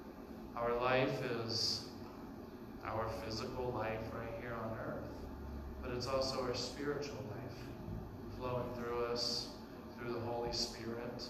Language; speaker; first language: English; native; English